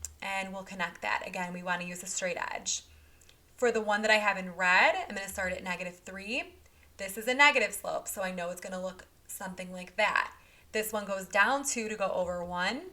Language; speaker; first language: English; native; English